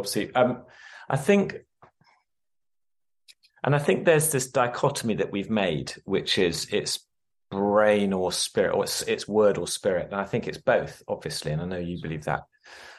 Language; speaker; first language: English; native; English